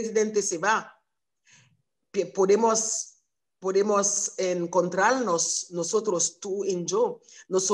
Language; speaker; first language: Spanish; non-native, learner; Haitian Creole